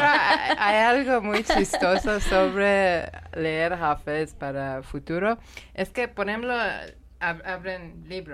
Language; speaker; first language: Spanish; non-native, learner; Persian